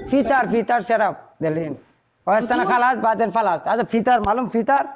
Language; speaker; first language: Arabic; non-native, learner; Bangla